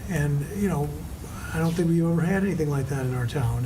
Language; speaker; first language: English; native; English